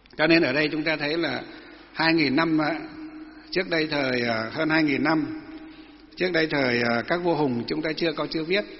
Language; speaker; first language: Vietnamese; non-native, local second language; Muong